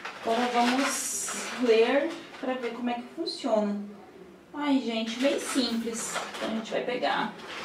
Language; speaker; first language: Portuguese; native; Portuguese